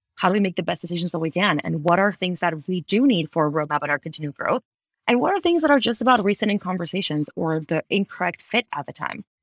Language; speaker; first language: English; non-native, fluent; Spanish